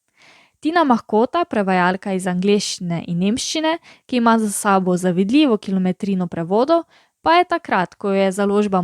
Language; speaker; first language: Slovenian; native; Slovenian